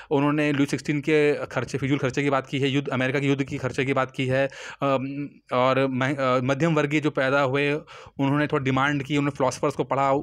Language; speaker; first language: Hindi; native; Hindi